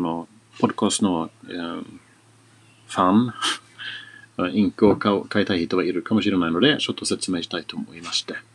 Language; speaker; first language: Japanese; non-native, fluent; Swedish